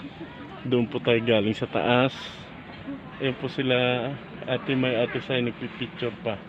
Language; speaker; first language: Filipino; native; Filipino